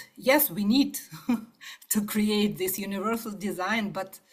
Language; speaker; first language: English; non-native, fluent; Ukrainian